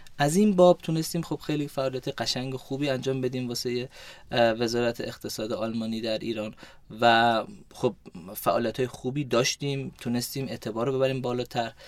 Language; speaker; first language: Persian; early bilingual, heritage; Persian